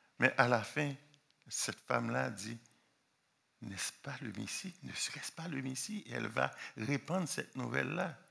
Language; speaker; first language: French; non-native, local second language; Haitian Creole